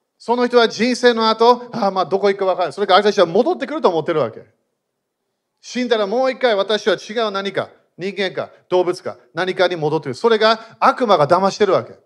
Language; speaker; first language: Japanese; non-native, fluent; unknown